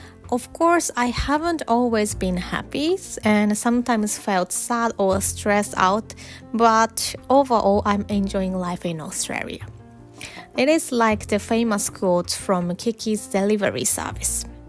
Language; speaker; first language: English; non-native, fluent; Japanese